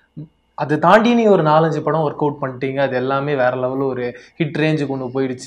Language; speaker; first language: Tamil; native; Tamil